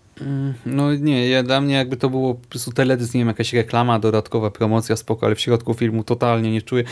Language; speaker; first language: Polish; native; Polish